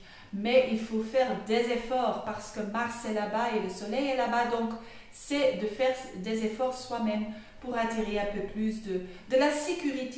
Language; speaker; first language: French; non-native, local second language; Dutch